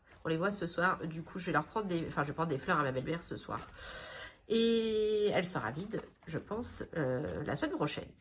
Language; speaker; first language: French; native; French